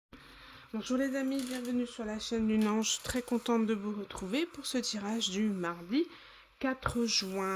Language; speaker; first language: French; native; French